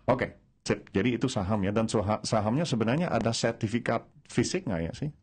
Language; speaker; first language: Indonesian; non-native, fluent; Dutch